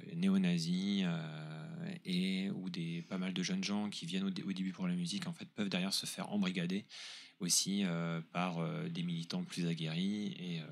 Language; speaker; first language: French; native; French